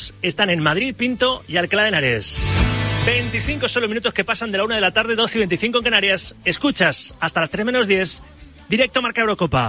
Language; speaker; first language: Spanish; native; Spanish